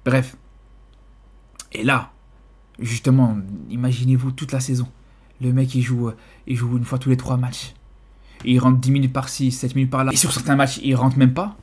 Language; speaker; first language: French; native; French